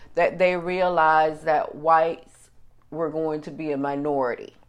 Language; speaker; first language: English; native; English